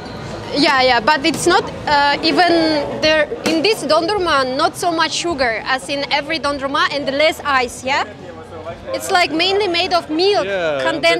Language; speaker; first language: English; non-native, fluent; Kazakh